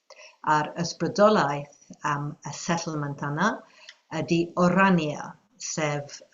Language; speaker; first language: Welsh; non-native, fluent; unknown